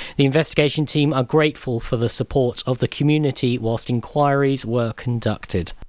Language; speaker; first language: English; native; English